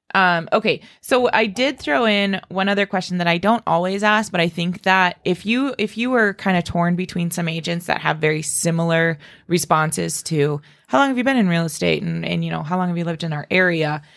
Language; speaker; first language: English; native; English